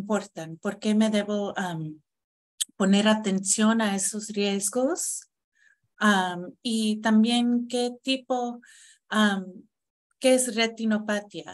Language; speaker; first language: Spanish; non-native, fluent; English